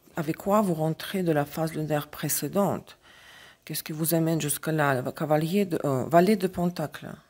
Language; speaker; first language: French; non-native, fluent; Russian